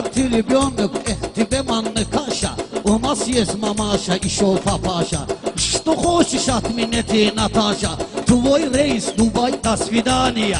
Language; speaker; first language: Russian; non-native, local second language; Talysh